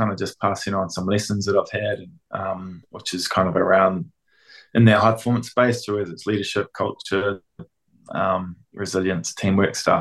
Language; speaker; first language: English; native; English